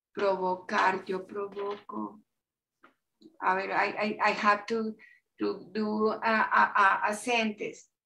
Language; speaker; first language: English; non-native, learner; Spanish